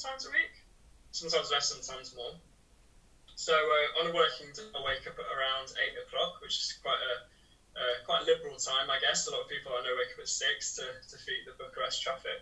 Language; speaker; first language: English; native; English